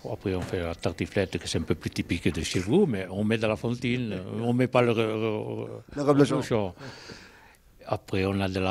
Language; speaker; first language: French; non-native, local second language; Italian